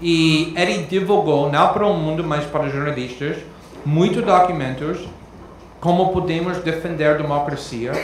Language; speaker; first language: Portuguese; non-native, fluent; English